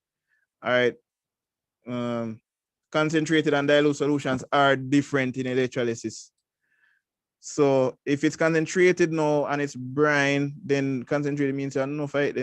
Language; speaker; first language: English; native; English